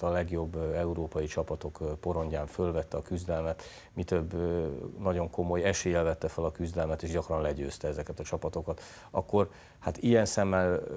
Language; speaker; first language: Hungarian; native; Hungarian